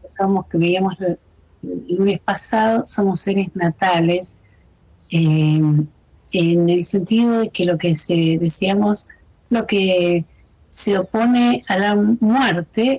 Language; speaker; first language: Spanish; native; Spanish